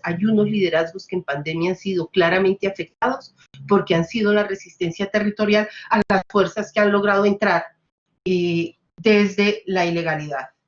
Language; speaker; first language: Spanish; native; Spanish